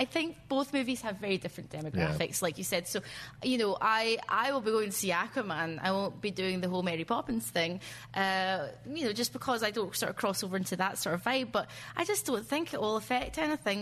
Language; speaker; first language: English; native; English